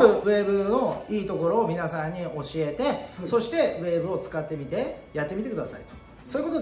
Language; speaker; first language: Japanese; native; Japanese